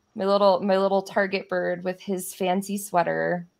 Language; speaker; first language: English; native; English